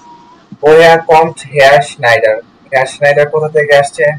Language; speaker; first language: German; non-native, learner; Bangla